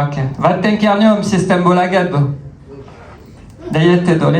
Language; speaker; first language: Swedish; non-native, fluent; French